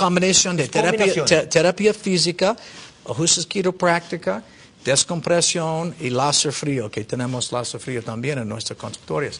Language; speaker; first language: Spanish; non-native, learner; English